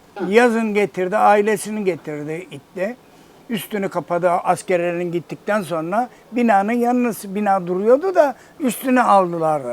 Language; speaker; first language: Turkish; native; Turkish